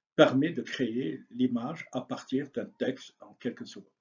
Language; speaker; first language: French; non-native, local second language; Arabic